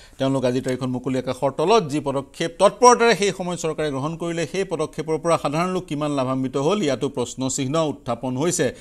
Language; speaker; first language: Assamese; native; Assamese